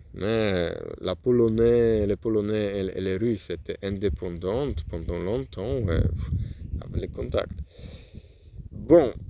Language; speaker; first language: French; non-native, learner; Polish